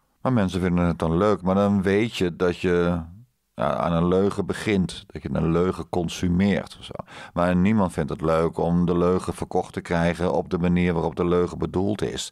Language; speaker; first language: Dutch; native; Dutch